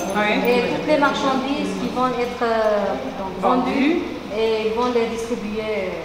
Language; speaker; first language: French; non-native, fluent; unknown